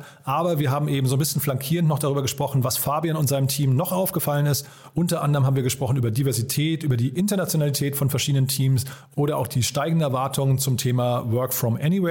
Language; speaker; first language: German; native; German